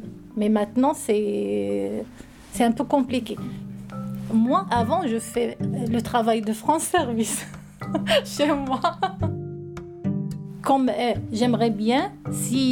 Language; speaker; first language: French; non-native, learner; Arabic